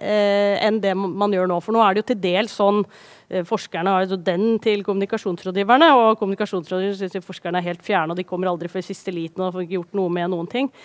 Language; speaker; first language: Norwegian; native; Norwegian